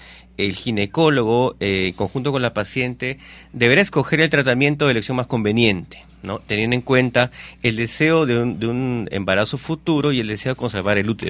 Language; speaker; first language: Spanish; native; Spanish